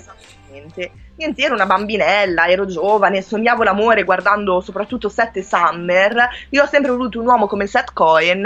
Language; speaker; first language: Italian; native; Italian